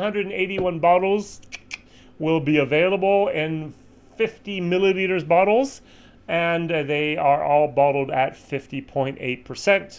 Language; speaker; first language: English; native; English